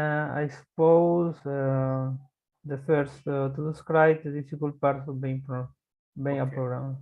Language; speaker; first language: English; non-native, learner; Spanish